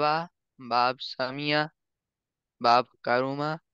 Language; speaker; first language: Arabic; non-native, learner; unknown